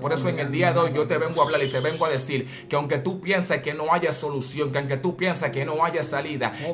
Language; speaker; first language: Spanish; native; Spanish